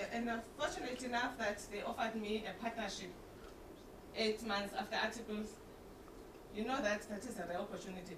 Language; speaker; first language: English; non-native, local second language; Xhosa